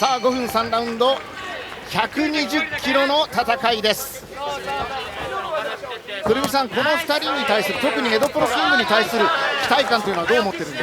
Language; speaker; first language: Japanese; native; Japanese